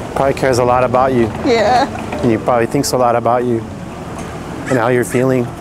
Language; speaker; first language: English; early bilingual, other home language; Spanish